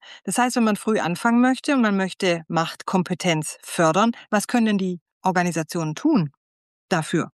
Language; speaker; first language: German; native; German